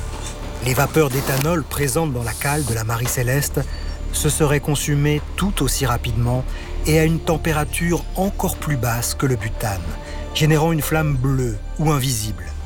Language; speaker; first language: French; native; French